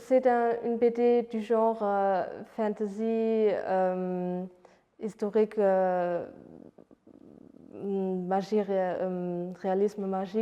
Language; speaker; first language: French; non-native, fluent; Luxembourgish